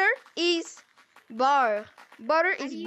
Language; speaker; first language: English; non-native, local second language; French